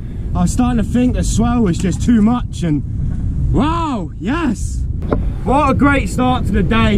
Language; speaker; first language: English; native; English